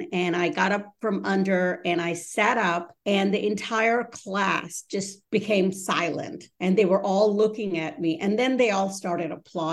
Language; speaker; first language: English; early bilingual, other home language; Bangla